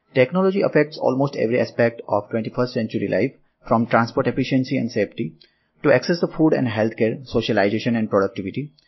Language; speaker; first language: English; non-native, local second language; Gujarati